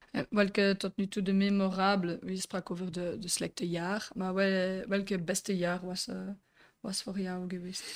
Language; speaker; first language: Dutch; non-native, local second language; French